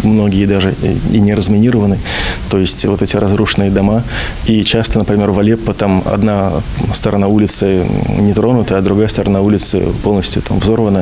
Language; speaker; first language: Russian; native; Russian